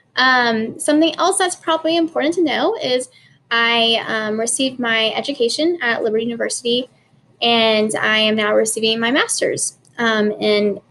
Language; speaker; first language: English; native; English